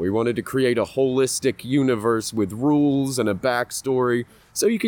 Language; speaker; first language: English; native; English